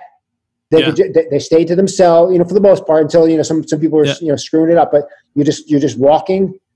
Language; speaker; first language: English; native; English